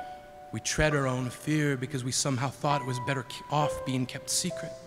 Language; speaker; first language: English; native; English